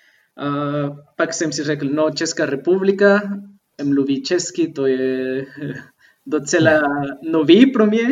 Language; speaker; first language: Czech; non-native, fluent; Spanish